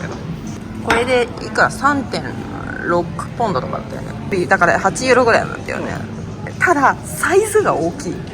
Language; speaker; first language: Japanese; native; Japanese